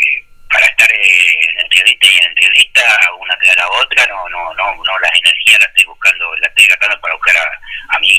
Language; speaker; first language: Spanish; native; Spanish